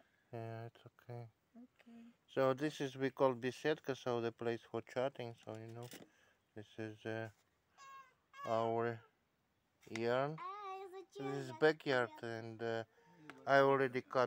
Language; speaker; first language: English; non-native, learner; Russian